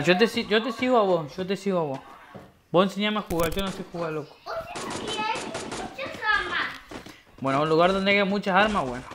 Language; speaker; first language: Spanish; native; Spanish